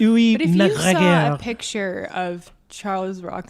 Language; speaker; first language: English; native; English